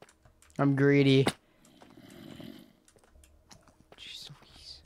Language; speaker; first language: English; native; English